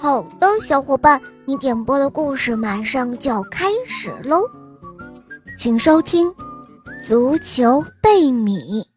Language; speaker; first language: Chinese; native; Chinese